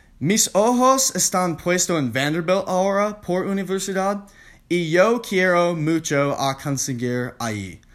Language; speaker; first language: Spanish; non-native, learner; English